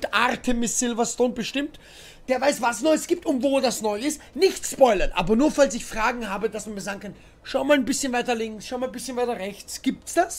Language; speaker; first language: German; native; German